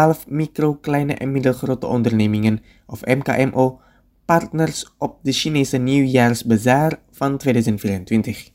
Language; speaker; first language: Dutch; non-native, fluent; Indonesian